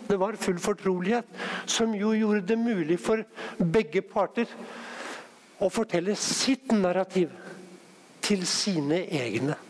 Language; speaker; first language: Norwegian; native; Norwegian